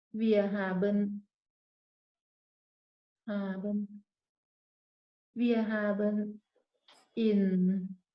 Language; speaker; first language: German; non-native, learner; Thai